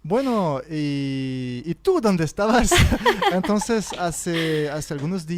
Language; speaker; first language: Spanish; non-native, fluent; French